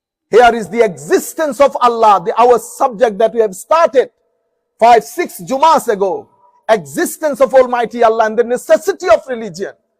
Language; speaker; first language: English; non-native, local second language; Bangla